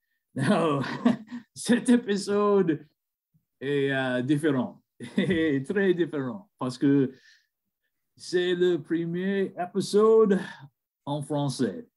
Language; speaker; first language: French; non-native, learner; English